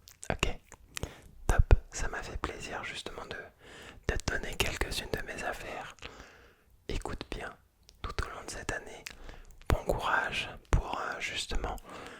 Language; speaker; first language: French; native; French